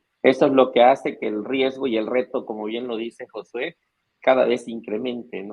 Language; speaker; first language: Spanish; native; Spanish